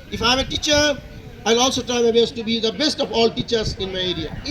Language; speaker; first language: English; non-native, local second language; Bangla